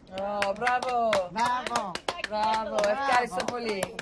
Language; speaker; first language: Greek; non-native, learner; English